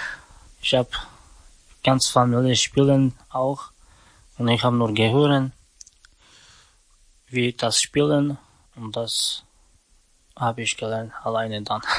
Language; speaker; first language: German; non-native, learner; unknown